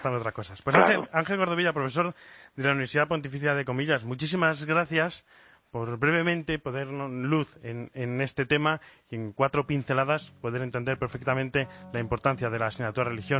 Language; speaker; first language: Spanish; native; Spanish